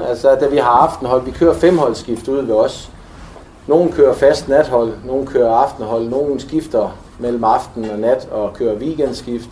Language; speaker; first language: Danish; native; Danish